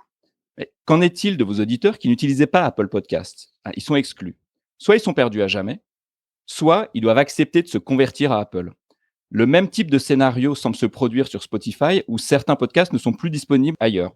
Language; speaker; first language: French; native; French